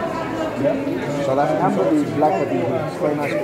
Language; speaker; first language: English; native; English